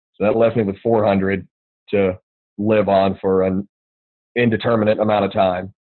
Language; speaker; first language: English; native; English